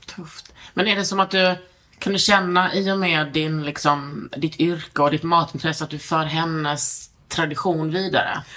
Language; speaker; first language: Swedish; native; Swedish